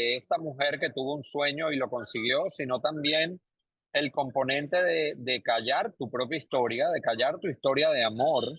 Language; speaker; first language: Spanish; native; Spanish